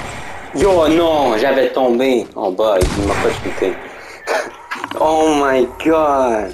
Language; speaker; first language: French; native; French